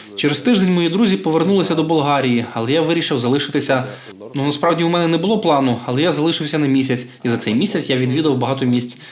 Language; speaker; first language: Ukrainian; non-native, fluent; Bulgarian